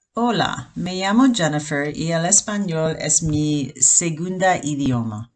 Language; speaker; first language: Spanish; non-native, fluent; English